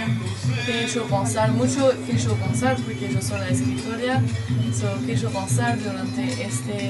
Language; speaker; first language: Spanish; non-native, learner; French